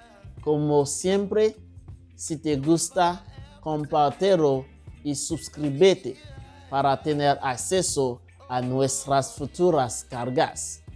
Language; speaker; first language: Spanish; non-native, local second language; Haitian Creole